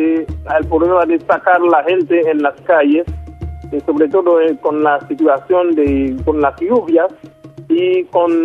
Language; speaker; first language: Spanish; non-native, local second language; Haitian Creole